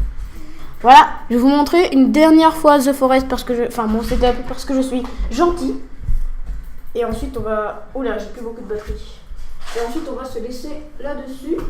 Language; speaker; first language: French; native; French